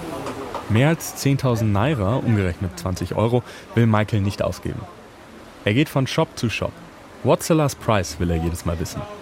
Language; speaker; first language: German; native; German